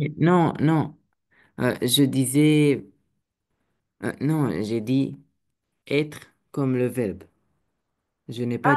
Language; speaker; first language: French; non-native, learner; Romanian